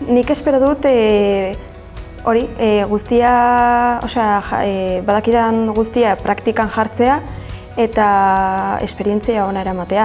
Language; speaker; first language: Basque; non-native, local second language; Spanish